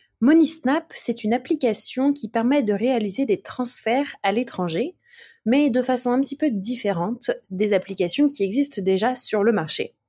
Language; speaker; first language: French; native; French